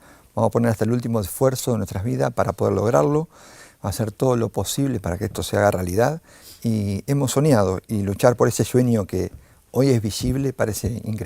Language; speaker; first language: Spanish; native; Spanish